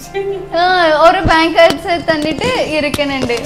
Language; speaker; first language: Malayalam; non-native, learner; Tamil